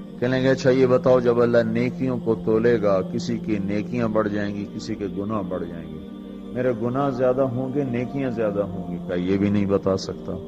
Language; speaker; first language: Urdu; non-native, local second language; Punjabi